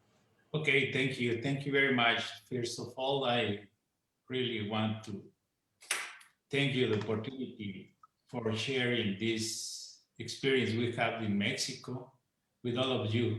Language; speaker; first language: English; non-native, fluent; Spanish